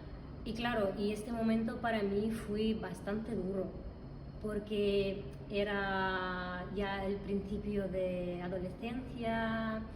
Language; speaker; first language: Spanish; non-native, fluent; Russian